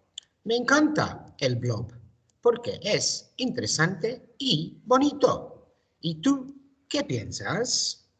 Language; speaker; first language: Spanish; non-native, learner; English